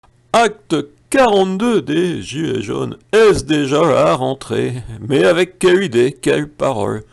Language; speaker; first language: French; native; French